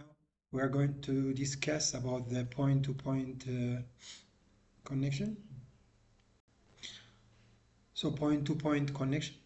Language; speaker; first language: English; non-native, local second language; Amharic